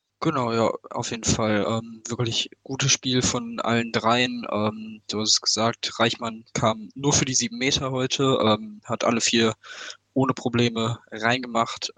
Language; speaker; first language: German; native; German